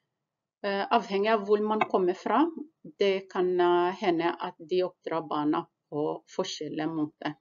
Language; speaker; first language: Norwegian; non-native, fluent; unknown